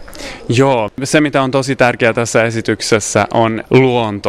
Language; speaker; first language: Finnish; non-native, fluent; Swedish